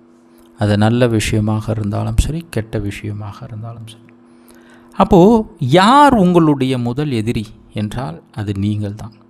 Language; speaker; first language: Tamil; native; Tamil